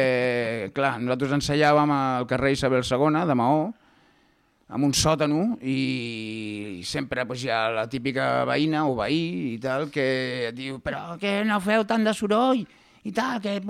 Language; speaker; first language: Catalan; native; Catalan